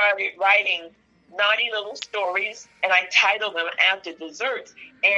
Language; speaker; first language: English; native; English